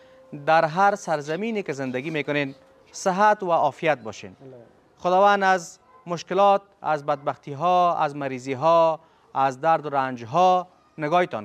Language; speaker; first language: Persian; native; Persian